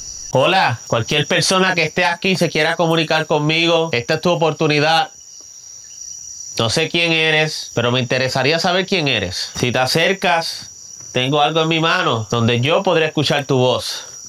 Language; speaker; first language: Spanish; early bilingual, heritage; Spanish